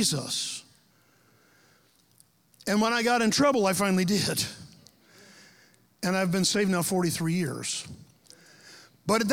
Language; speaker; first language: English; native; English